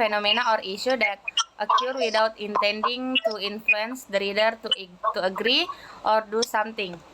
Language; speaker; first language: English; non-native, learner; Indonesian